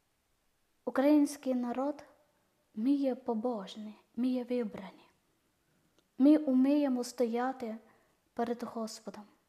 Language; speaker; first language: Ukrainian; non-native, learner; Malayalam